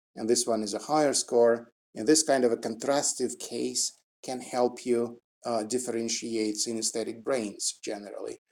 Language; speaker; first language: English; non-native, fluent; Russian